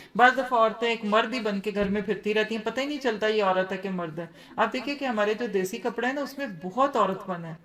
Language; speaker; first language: Urdu; native; Urdu